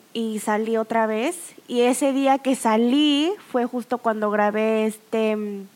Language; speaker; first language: Spanish; non-native, fluent; Korean